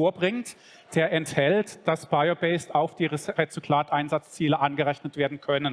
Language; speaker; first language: German; native; German